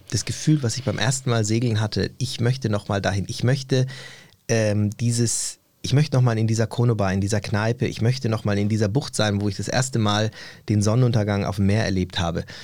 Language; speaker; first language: German; early bilingual, other home language; Turkish